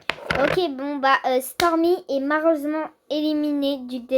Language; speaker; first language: French; native; French